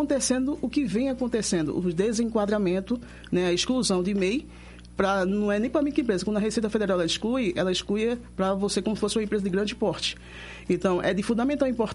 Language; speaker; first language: Portuguese; native; Portuguese